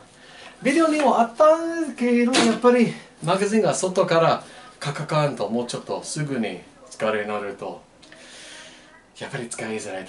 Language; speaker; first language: Japanese; non-native, learner; English